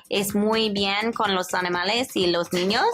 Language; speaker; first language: Spanish; non-native, learner; English